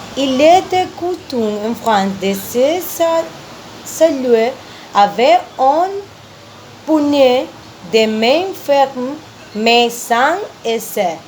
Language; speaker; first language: French; non-native, learner; Spanish